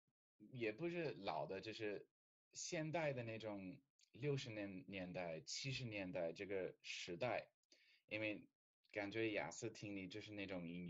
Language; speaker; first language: Chinese; non-native, fluent; English